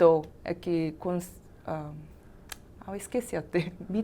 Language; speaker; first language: Portuguese; non-native, fluent; Korean